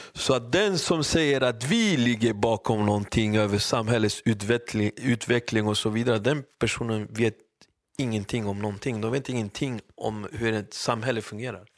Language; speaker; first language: Swedish; early bilingual, other home language; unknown